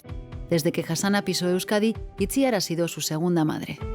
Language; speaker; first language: Spanish; native; Spanish